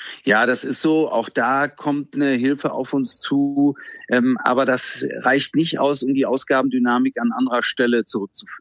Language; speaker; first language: German; native; German